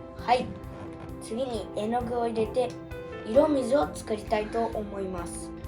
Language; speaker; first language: Japanese; early bilingual, other home language; Uyghur